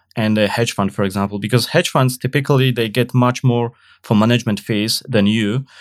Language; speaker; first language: English; non-native, fluent; Polish